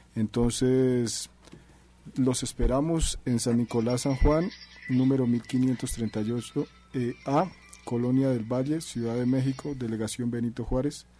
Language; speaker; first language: Spanish; native; Spanish